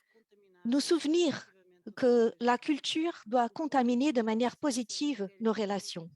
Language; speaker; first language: French; non-native, fluent; Portuguese